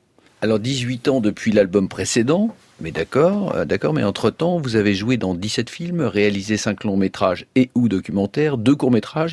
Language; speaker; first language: French; native; French